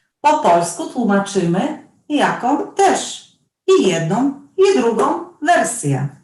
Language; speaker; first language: Polish; non-native, fluent; Russian